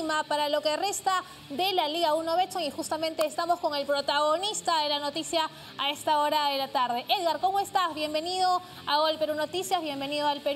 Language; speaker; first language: Spanish; native; Spanish